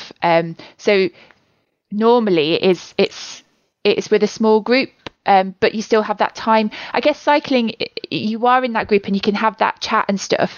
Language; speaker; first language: English; native; English